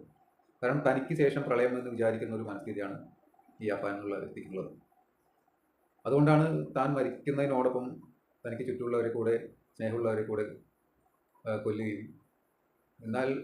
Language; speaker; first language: Malayalam; native; Malayalam